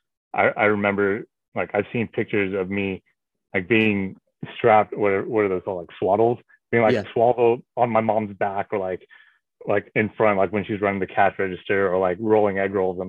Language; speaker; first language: English; native; English